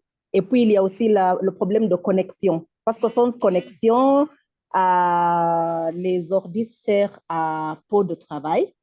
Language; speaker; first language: French; non-native, fluent; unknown